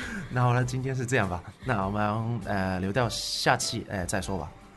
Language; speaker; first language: Chinese; non-native, learner; Japanese